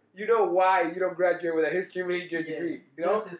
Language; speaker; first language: English; early bilingual, other home language; Spanish